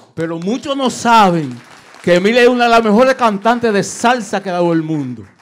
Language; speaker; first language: Spanish; native; Spanish